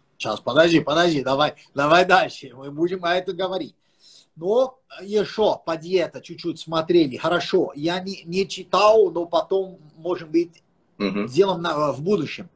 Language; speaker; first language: Russian; non-native, fluent; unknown